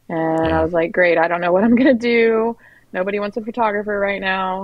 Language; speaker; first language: English; native; English